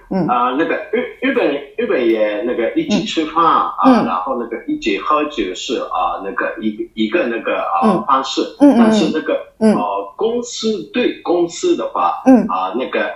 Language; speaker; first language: Chinese; non-native, fluent; Japanese